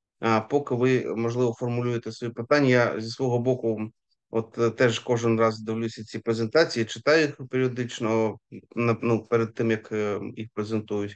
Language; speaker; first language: Ukrainian; native; Ukrainian